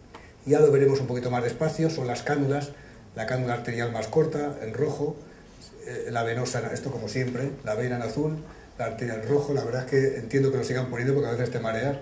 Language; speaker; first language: Spanish; native; Spanish